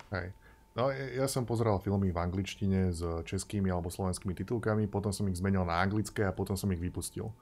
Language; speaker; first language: Slovak; native; Slovak